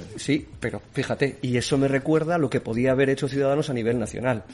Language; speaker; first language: Spanish; native; Spanish